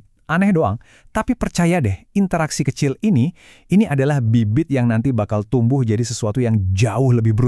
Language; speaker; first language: Indonesian; native; Indonesian